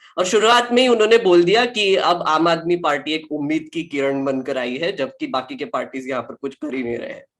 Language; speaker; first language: Hindi; non-native, local second language; Marathi